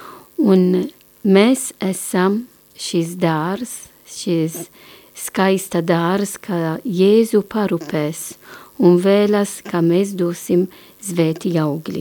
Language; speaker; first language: Latvian; non-native, learner; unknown